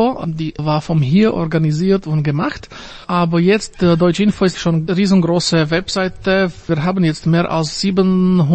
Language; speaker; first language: German; non-native, fluent; Slovak